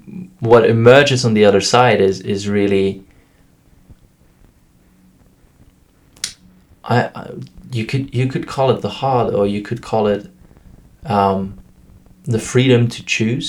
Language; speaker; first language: English; non-native, fluent; German